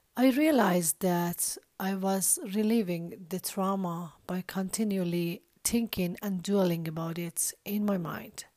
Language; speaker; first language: English; non-native, fluent; Persian